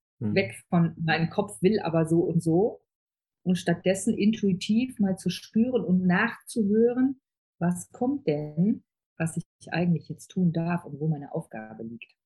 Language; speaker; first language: German; native; German